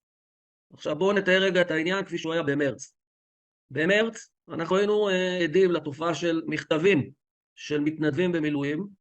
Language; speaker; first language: Hebrew; native; Hebrew